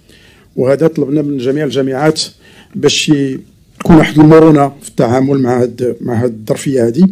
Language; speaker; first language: Arabic; native; Arabic